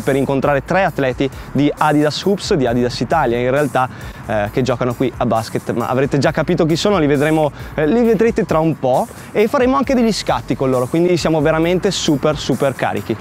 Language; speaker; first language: Italian; native; Italian